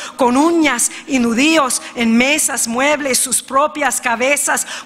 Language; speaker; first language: Spanish; early bilingual, heritage; Spanish